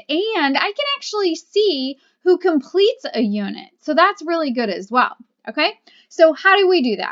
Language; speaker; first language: English; native; English